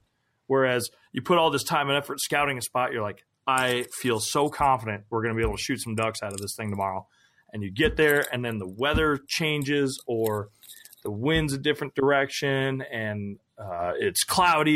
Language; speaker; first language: English; native; English